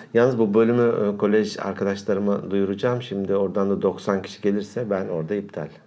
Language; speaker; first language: Turkish; native; Turkish